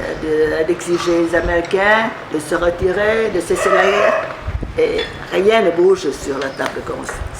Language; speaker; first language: French; non-native, fluent; Vietnamese